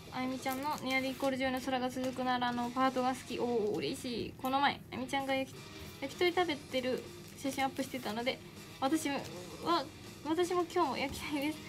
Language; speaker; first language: Japanese; native; Japanese